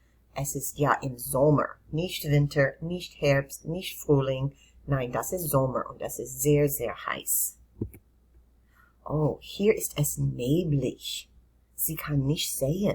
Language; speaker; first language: German; non-native, fluent; English